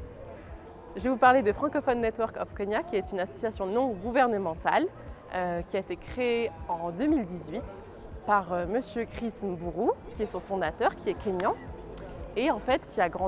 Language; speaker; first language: French; native; French